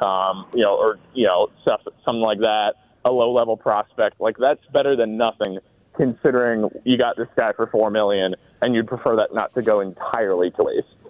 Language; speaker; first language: English; native; English